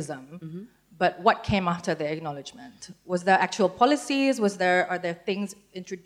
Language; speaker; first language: English; native; English